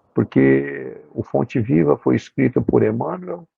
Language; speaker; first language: Portuguese; native; Portuguese